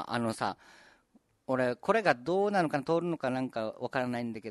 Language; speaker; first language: Japanese; native; Japanese